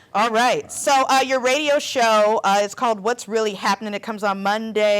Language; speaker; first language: English; native; English